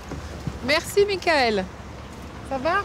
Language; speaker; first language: French; native; French